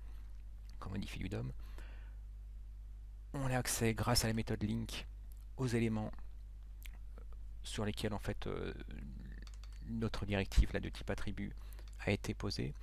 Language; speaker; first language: French; native; French